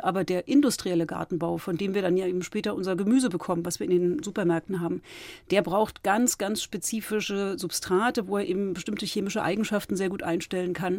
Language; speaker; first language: German; native; German